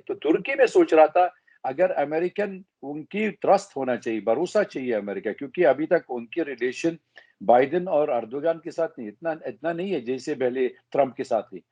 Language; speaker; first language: Hindi; non-native, fluent; Arabic